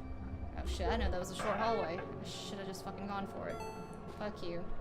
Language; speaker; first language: English; native; English